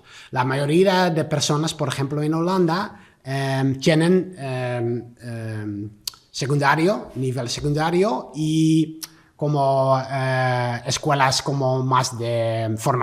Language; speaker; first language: Spanish; non-native, learner; Dutch